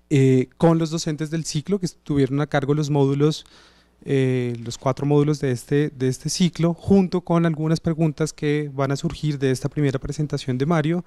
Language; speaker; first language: Spanish; native; Spanish